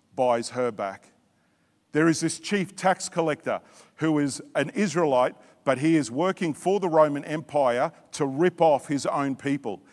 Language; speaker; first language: English; native; English